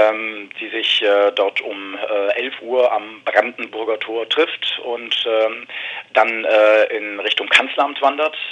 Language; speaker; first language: German; native; German